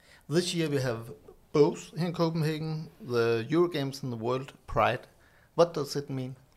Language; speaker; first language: English; non-native, learner; Danish